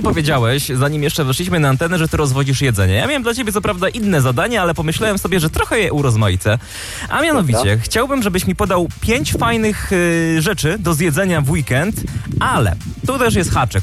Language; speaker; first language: Polish; native; Polish